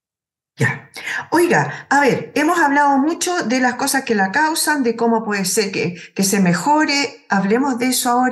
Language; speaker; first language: Spanish; native; Spanish